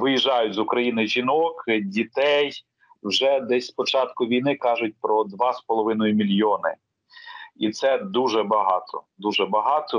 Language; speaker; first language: Ukrainian; native; Ukrainian